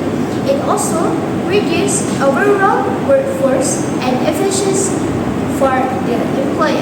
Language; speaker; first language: English; non-native, learner; Malay